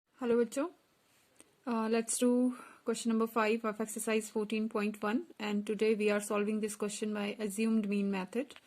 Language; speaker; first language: English; non-native, local second language; Hindi